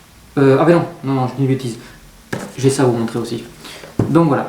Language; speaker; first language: French; native; French